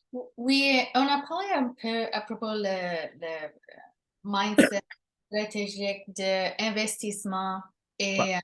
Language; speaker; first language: French; non-native, local second language; English